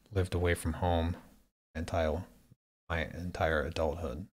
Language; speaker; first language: English; native; English